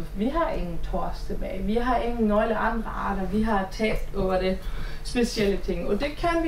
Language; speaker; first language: Danish; non-native, fluent; German